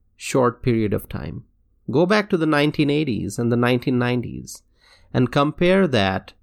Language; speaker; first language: English; non-native, local second language; Bangla